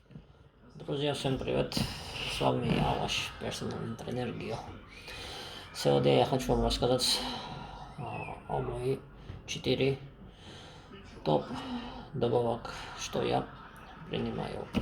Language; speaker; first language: Russian; non-native, fluent; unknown